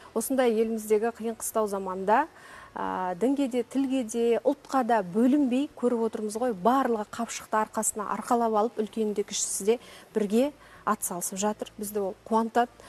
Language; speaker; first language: Kazakh; native; Kazakh